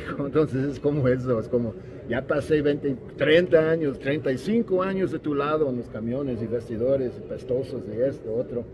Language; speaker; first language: Spanish; non-native, fluent; English